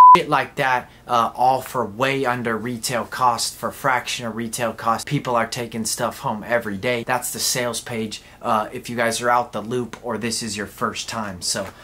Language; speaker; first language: English; native; English